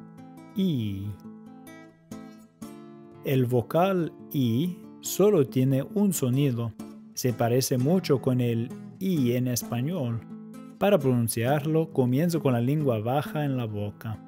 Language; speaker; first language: Spanish; non-native, fluent; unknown